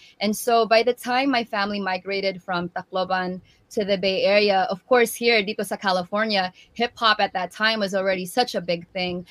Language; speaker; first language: English; early bilingual, other home language; Waray